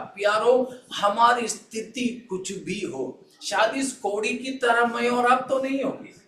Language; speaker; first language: Hindi; non-native, local second language; Malayalam